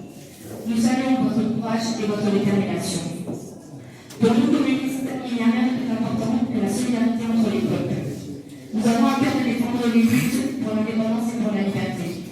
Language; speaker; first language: French; native; French